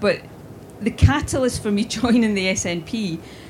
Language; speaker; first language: English; native; English